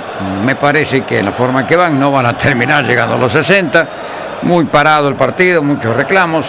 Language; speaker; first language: Spanish; native; Spanish